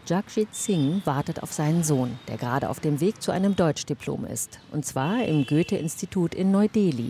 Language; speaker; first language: German; native; German